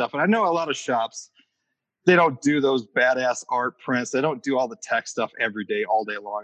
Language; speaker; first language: English; native; English